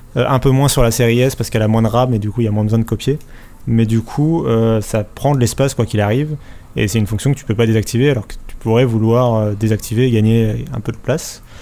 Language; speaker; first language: French; native; French